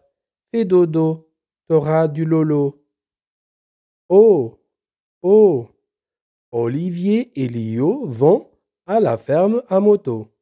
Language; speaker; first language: French; non-native, local second language; Arabic